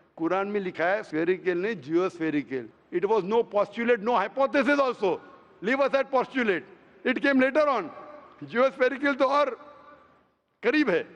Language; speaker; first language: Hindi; non-native, local second language; Konkani